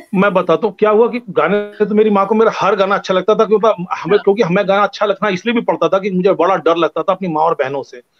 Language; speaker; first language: Hindi; non-native, local second language; Bangla